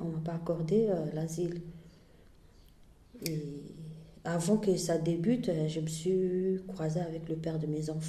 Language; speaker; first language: French; non-native, fluent; Portuguese